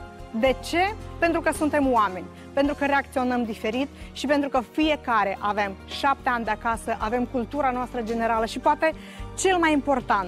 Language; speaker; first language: Romanian; native; Romanian